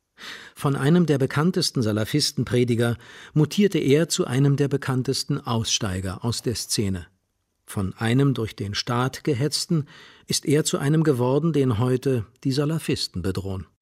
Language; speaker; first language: German; native; German